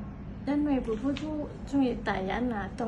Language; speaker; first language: Cantonese; non-native, learner; Indonesian